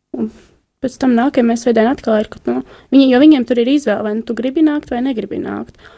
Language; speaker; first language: Latvian; native; Latvian